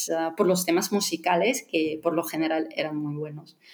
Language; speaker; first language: Spanish; non-native, fluent; Russian